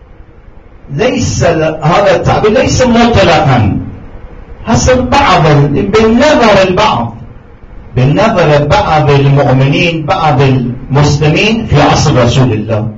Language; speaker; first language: Arabic; non-native, fluent; Persian